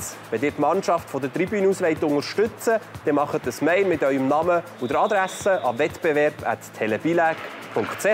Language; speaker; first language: German; native; German